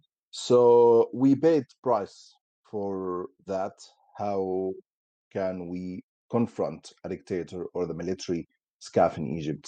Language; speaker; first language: English; non-native, fluent; Arabic